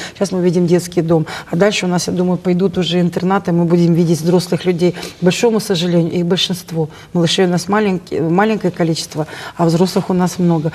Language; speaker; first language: Russian; native; Russian